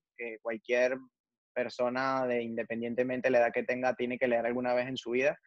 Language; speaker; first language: Spanish; native; Spanish